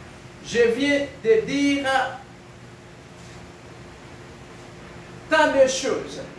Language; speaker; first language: French; non-native, fluent; Spanish